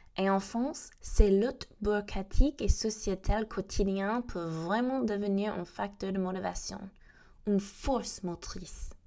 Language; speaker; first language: French; non-native, fluent; English